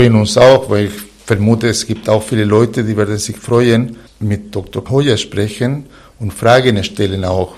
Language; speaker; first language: German; non-native, fluent; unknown